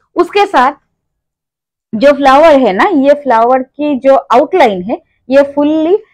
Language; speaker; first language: Hindi; non-native, local second language; Bangla